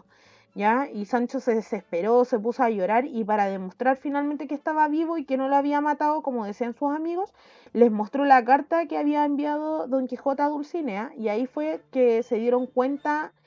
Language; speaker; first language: Spanish; native; Spanish